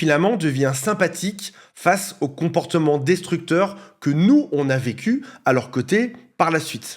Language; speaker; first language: French; native; French